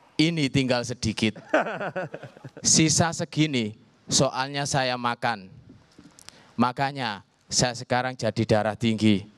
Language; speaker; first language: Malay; non-native, local second language; Javanese